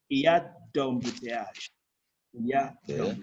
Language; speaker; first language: French; non-native, fluent; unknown